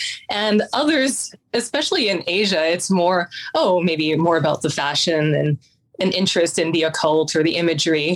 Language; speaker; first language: English; native; English